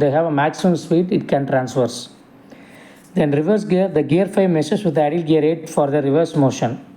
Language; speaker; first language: English; non-native, local second language; Tamil